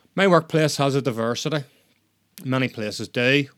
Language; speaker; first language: English; native; English